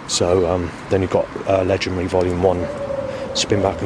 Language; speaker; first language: English; native; English